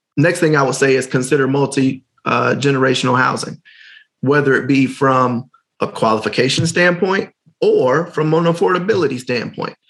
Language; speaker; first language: English; native; English